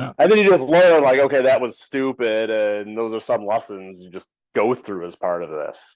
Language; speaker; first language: English; native; English